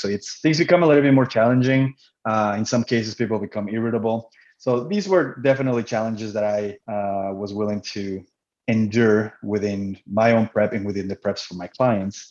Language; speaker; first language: English; non-native, fluent; Spanish